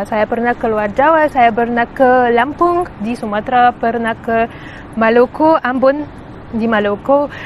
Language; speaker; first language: Indonesian; non-native, fluent; Arabic